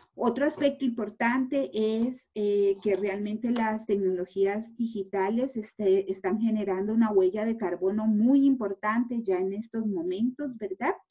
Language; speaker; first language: Spanish; native; Spanish